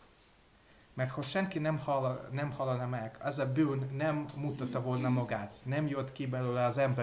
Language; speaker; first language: Hungarian; non-native, learner; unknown